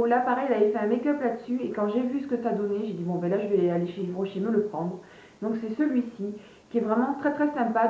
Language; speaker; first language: French; native; French